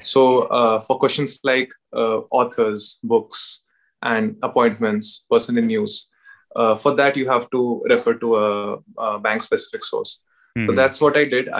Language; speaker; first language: English; non-native, local second language; Hindi